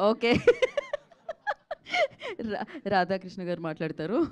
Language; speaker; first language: Telugu; native; Telugu